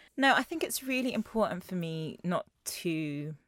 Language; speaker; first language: English; native; English